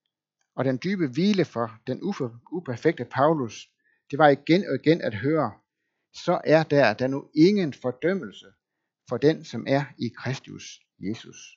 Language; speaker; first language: Danish; native; Danish